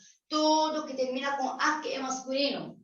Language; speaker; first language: Portuguese; non-native, fluent; Arabic